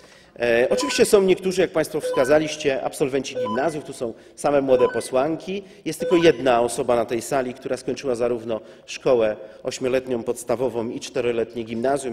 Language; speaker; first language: Polish; native; Polish